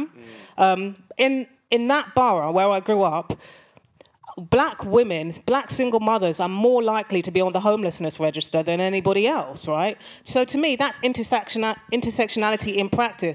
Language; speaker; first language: English; native; English